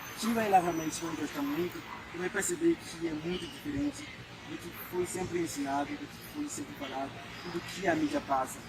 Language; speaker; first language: Portuguese; non-native, fluent; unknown